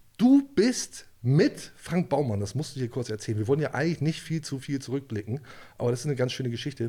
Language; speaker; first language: German; native; German